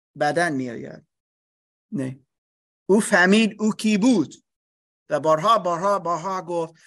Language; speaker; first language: Persian; non-native, learner; English